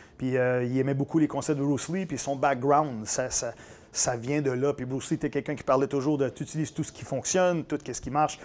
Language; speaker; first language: French; native; French